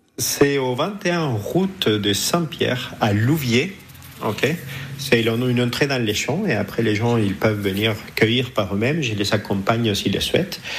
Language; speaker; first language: French; non-native, fluent; Spanish